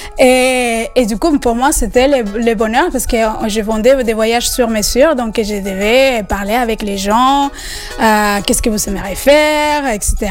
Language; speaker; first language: French; non-native, fluent; Spanish